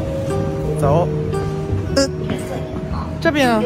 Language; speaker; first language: Chinese; non-native, fluent; Thai